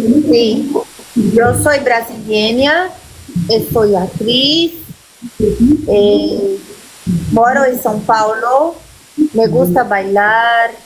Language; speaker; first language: Spanish; non-native, learner; Portuguese